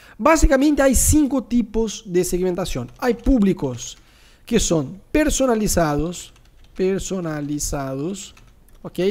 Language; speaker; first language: Spanish; non-native, fluent; Portuguese